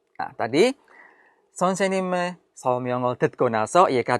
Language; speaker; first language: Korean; non-native, fluent; Indonesian